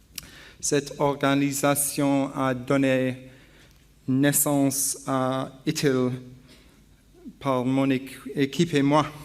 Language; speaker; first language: French; non-native, learner; English